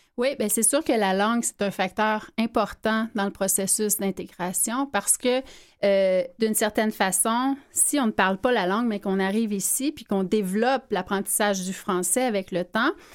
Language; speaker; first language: French; native; French